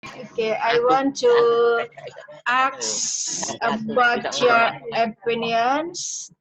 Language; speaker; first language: English; non-native, learner; Indonesian